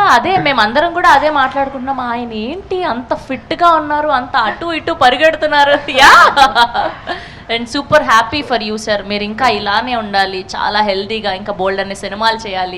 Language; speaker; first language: Telugu; native; Telugu